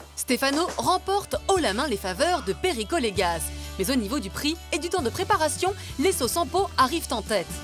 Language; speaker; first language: French; native; French